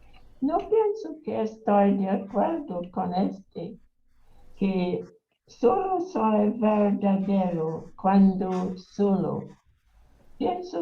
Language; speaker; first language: Spanish; non-native, learner; English